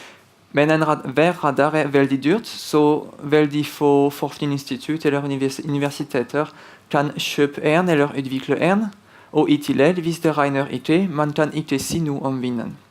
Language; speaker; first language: Norwegian; non-native, fluent; French